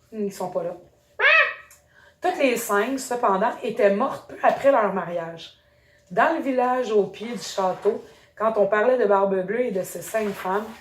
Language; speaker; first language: French; native; French